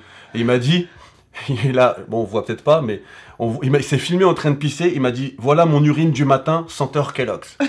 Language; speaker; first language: French; native; French